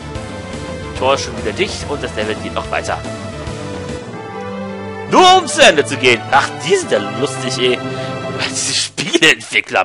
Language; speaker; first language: German; native; German